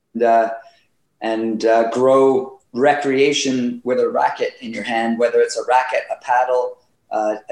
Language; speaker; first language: English; native; English